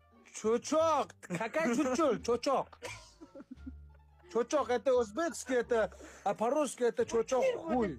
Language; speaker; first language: Russian; non-native, learner; Uzbek